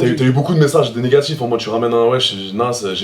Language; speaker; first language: French; native; French